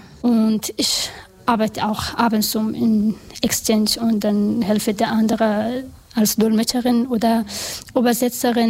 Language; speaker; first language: German; non-native, learner; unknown